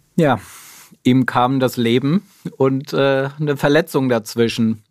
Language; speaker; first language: German; native; German